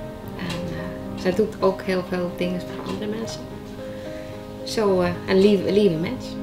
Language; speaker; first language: Dutch; non-native, fluent; Icelandic